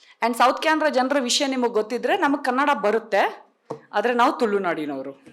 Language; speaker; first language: Kannada; non-native, local second language; Tulu